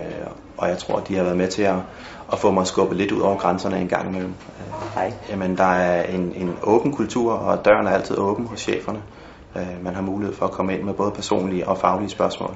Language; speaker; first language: Danish; native; Danish